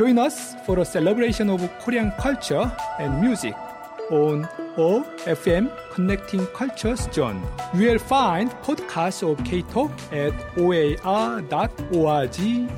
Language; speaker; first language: English; non-native, fluent; Korean